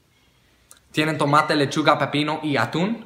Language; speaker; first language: Spanish; non-native, learner; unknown